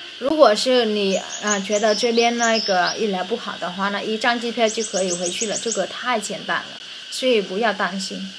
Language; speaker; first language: Chinese; non-native, fluent; Vietnamese